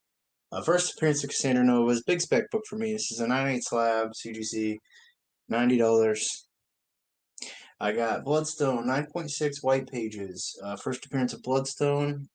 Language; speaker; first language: English; native; English